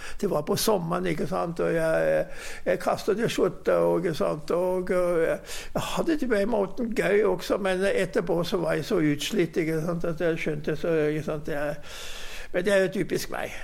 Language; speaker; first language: Norwegian; non-native, fluent; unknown